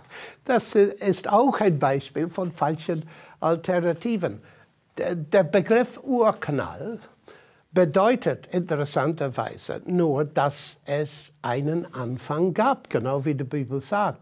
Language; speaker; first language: German; non-native, fluent; English